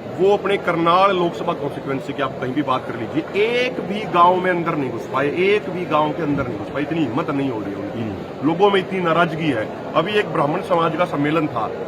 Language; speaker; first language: Hindi; native; Hindi